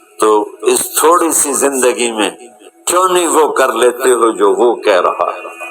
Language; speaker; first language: Urdu; non-native, local second language; Punjabi